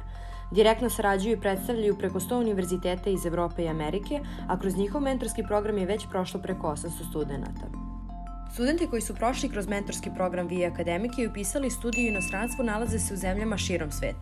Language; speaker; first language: Serbian; native; Serbian